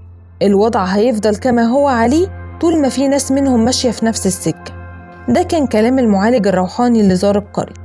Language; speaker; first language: Arabic; native; Arabic